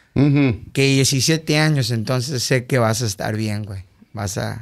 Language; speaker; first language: Spanish; early bilingual, heritage; Spanish